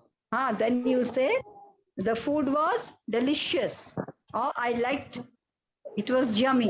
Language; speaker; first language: English; non-native, local second language; Odia